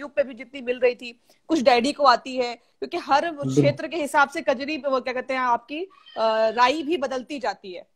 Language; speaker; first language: Hindi; non-native, local second language; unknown